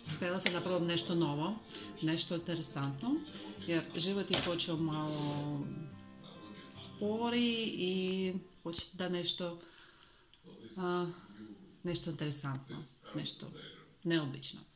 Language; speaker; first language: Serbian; non-native, learner; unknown